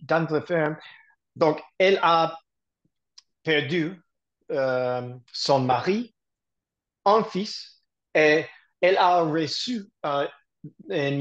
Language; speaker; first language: French; non-native, learner; English